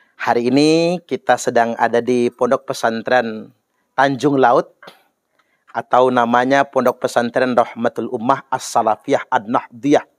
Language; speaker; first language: Indonesian; native; Indonesian